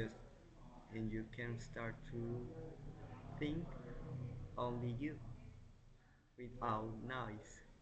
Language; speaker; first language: English; non-native, learner; Spanish